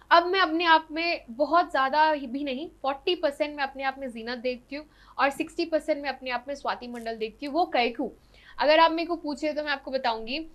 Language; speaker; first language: Hindi; non-native, local second language; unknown